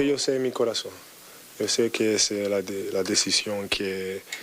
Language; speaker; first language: Spanish; non-native, learner; English